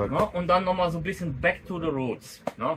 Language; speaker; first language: German; native; German